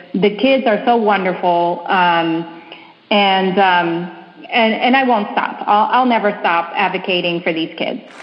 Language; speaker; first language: English; early bilingual, other home language; Spanish